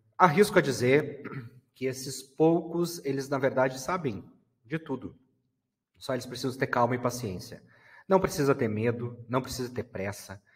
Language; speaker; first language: Portuguese; native; Portuguese